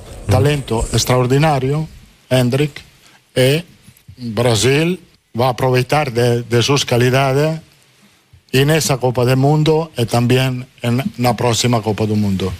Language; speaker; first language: Spanish; non-native, fluent; Italian